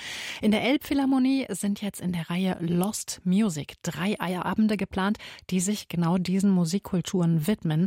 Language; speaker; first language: German; native; German